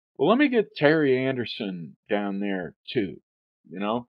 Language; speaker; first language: English; native; English